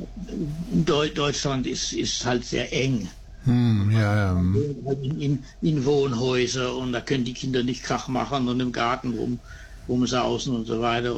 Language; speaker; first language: German; early bilingual, heritage; German